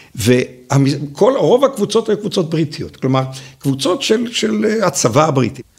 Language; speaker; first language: Hebrew; native; Hebrew